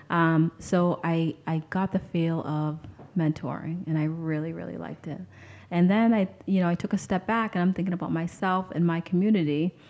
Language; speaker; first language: English; native; English